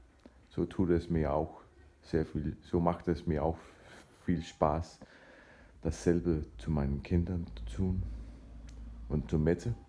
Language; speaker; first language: German; non-native, fluent; Danish